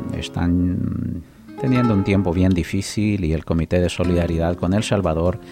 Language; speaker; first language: Spanish; native; Spanish